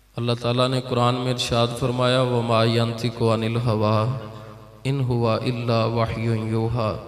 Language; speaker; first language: Urdu; non-native, local second language; Punjabi